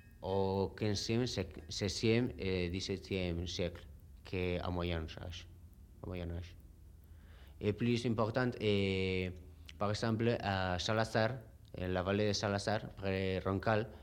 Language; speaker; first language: French; non-native, learner; Spanish